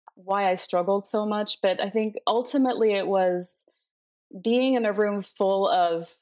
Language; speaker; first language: English; early bilingual, other home language; Spanish